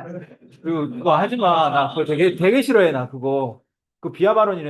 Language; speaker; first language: Korean; native; Korean